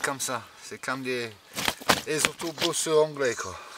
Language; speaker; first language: French; non-native, fluent; English